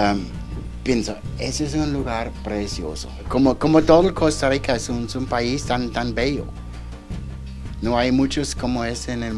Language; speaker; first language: Spanish; non-native, learner; German